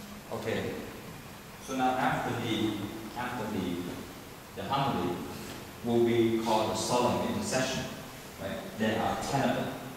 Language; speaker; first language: English; non-native, fluent; Vietnamese